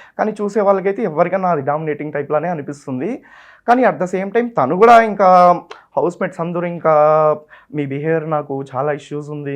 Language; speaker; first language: Telugu; non-native, local second language; Tamil